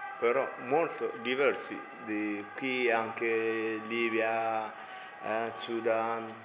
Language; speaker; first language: Italian; non-native, learner; Tigrinya